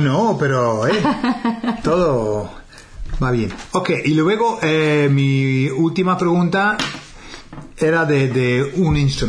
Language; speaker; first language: Spanish; non-native, fluent; English